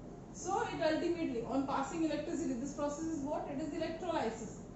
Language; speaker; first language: English; non-native, local second language; Hindi